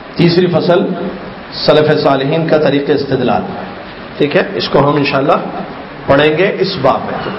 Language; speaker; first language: Urdu; native; Urdu